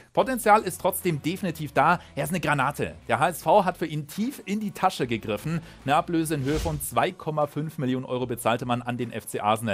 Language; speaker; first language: German; native; German